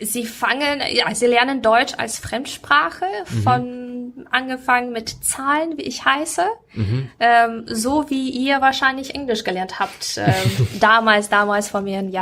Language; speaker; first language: German; non-native, fluent; Ukrainian